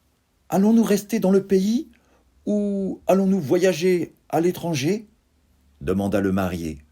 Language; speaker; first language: French; native; French